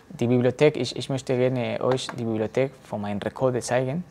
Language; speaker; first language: German; non-native, learner; Spanish